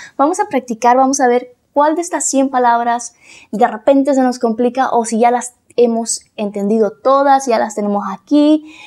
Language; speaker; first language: Spanish; native; Spanish